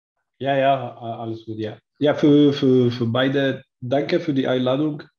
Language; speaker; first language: German; non-native, learner; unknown